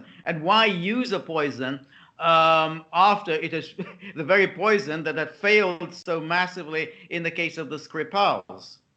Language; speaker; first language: English; native; English